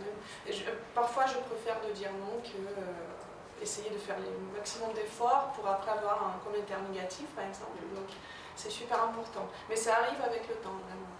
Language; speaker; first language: French; non-native, fluent; Russian